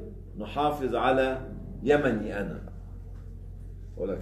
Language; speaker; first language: Arabic; native; Arabic